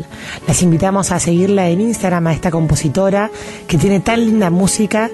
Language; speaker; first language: Spanish; native; Spanish